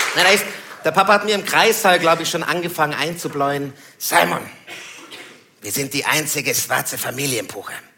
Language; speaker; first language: German; native; German